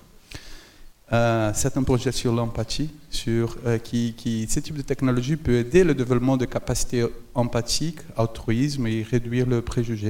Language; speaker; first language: French; non-native, fluent; Portuguese